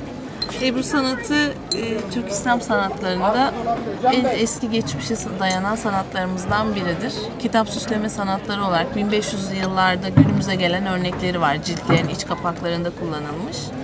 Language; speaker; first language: Turkish; native; Turkish